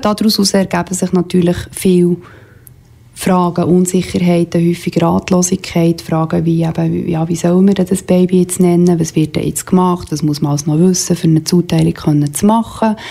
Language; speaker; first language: German; native; German